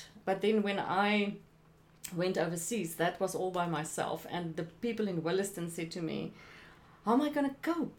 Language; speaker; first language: English; non-native, local second language; Afrikaans